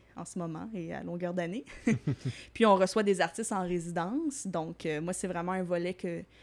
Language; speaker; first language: French; native; French